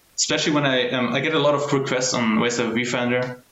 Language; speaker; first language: English; early bilingual, heritage; German